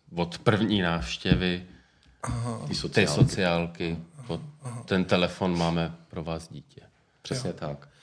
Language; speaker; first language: Czech; native; Czech